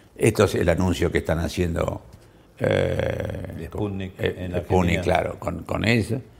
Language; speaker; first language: Spanish; native; Spanish